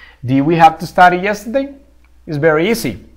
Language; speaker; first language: English; non-native, fluent; Spanish